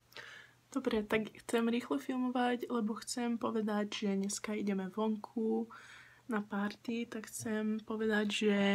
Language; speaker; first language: Slovak; early bilingual, heritage; Slovak